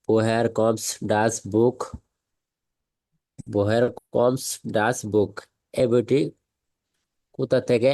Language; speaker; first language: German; non-native, learner; Bangla